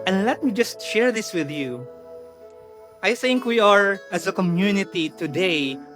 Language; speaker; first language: English; non-native, local second language; Filipino